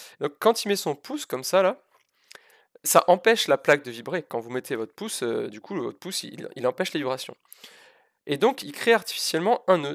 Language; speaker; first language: French; native; French